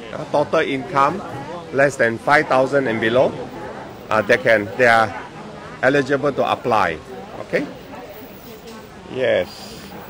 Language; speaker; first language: English; non-native, local second language; Chinese